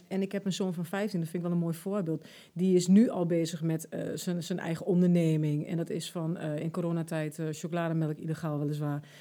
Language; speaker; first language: Dutch; early bilingual, other home language; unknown